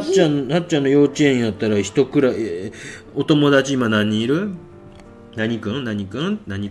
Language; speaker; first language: Japanese; native; Japanese